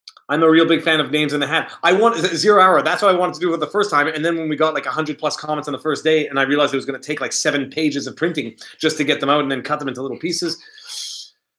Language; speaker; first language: English; native; English